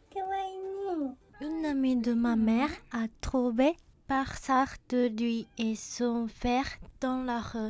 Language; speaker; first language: French; non-native, learner; Japanese